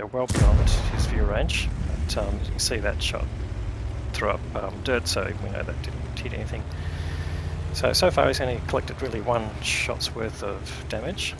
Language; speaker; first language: English; native; English